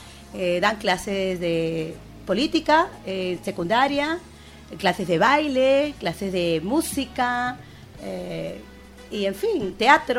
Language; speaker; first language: Spanish; native; Spanish